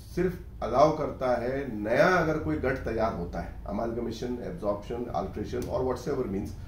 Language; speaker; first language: Hindi; non-native, local second language; Urdu